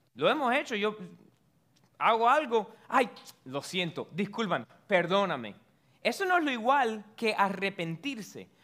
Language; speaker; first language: Spanish; early bilingual, heritage; Spanish